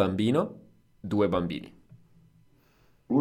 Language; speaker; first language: Italian; non-native, learner; English